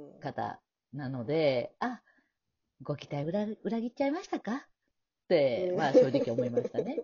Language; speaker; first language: Japanese; native; Japanese